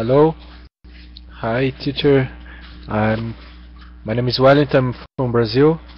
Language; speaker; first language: English; non-native, learner; Portuguese